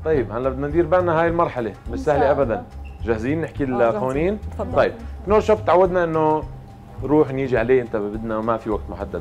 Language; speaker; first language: Arabic; native; Arabic